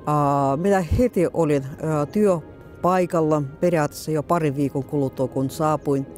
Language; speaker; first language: Finnish; non-native, fluent; Russian